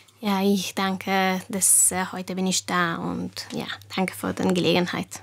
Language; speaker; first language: German; non-native, learner; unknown